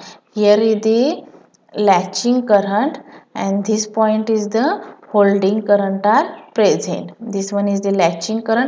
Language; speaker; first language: English; non-native, local second language; Marathi